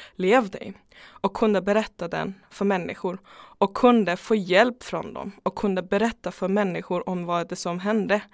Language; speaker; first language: Swedish; non-native, fluent; Persian